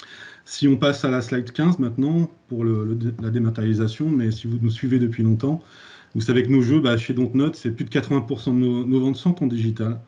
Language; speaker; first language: French; native; French